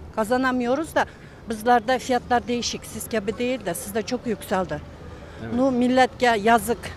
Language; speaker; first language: Turkish; non-native, learner; Uzbek